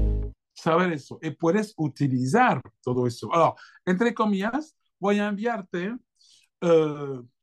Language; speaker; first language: Spanish; non-native, fluent; French